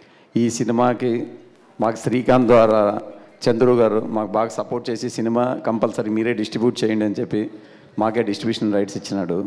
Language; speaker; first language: Telugu; native; Telugu